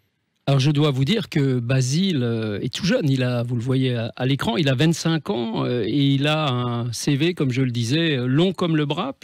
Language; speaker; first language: French; native; French